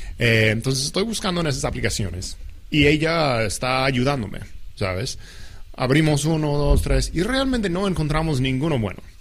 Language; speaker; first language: Spanish; non-native, fluent; English